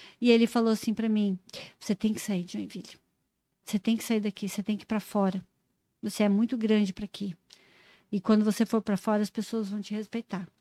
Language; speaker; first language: Portuguese; native; Portuguese